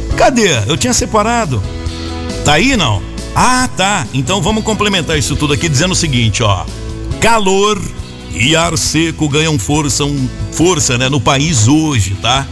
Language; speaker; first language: Portuguese; native; Portuguese